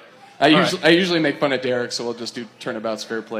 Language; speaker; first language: English; native; English